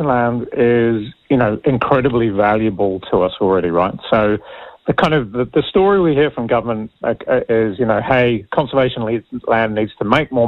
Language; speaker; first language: English; native; English